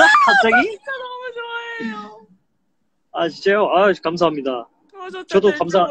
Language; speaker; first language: Korean; native; Korean